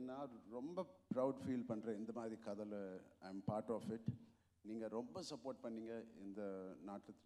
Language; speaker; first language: Tamil; non-native, local second language; Telugu